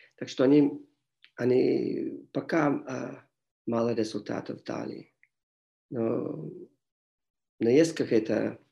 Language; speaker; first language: Russian; non-native, fluent; English